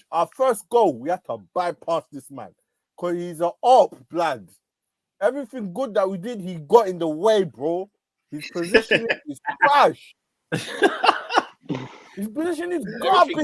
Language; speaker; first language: English; native; English